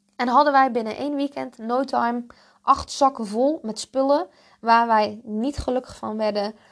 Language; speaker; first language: Dutch; native; Dutch